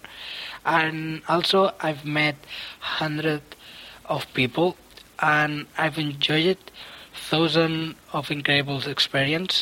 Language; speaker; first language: English; non-native, fluent; Spanish